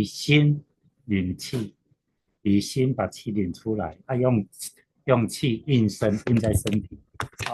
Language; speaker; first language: Chinese; native; Chinese